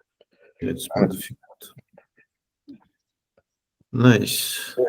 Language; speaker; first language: English; non-native, learner; French